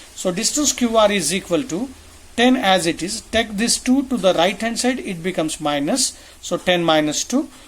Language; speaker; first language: English; non-native, local second language; Marathi